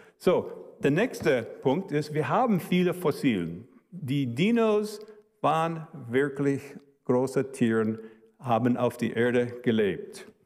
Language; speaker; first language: German; early bilingual, heritage; German